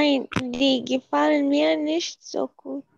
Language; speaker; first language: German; non-native, learner; Arabic